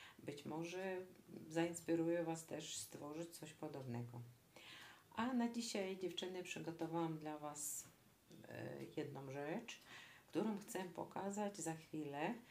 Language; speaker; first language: Polish; non-native, fluent; Russian